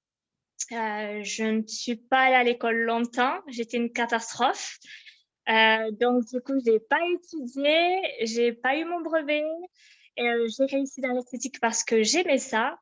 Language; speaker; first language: French; native; French